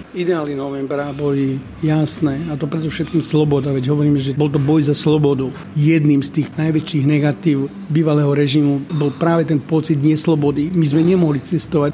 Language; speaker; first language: Slovak; native; Slovak